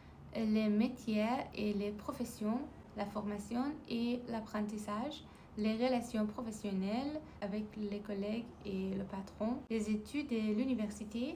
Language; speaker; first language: French; non-native, learner; Persian